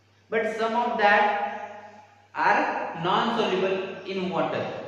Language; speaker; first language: English; non-native, local second language; Marathi